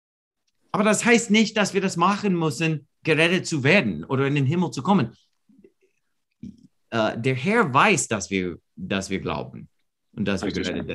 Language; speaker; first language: German; non-native, fluent; English